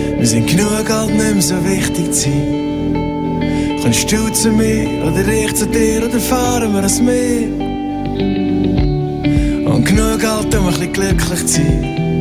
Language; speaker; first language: German; native; German